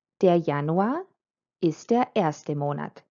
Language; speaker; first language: German; non-native, fluent; Croatian